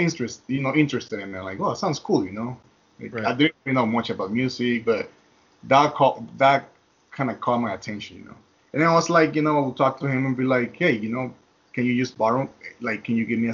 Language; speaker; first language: English; non-native, fluent; Spanish